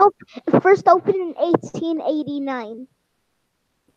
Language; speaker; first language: English; non-native, learner; Arabic